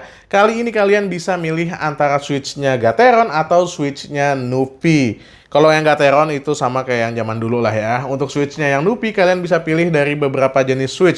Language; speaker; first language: Indonesian; native; Indonesian